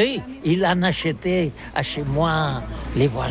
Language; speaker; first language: French; non-native, learner; Catalan